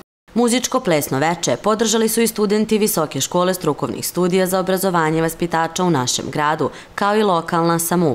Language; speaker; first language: Serbian; native; Serbian